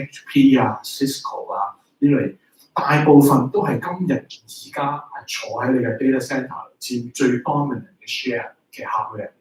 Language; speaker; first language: Chinese; native; Chinese